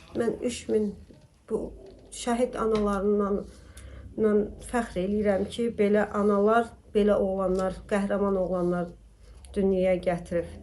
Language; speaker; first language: Azerbaijani; native; Azerbaijani